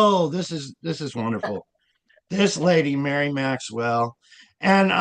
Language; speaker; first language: English; native; English